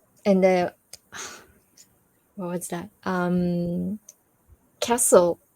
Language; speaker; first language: English; non-native, learner; Japanese